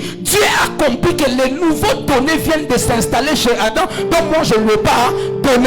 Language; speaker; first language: French; non-native, local second language; Swahili